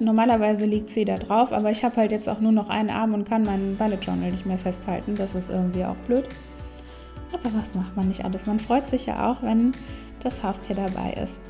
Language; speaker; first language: German; native; German